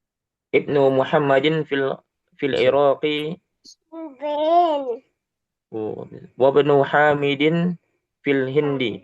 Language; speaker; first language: Arabic; non-native, learner; Indonesian